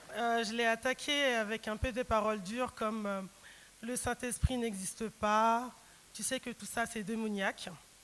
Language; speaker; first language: French; early bilingual, other home language; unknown